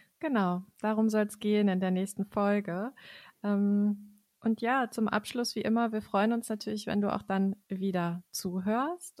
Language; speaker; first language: German; native; German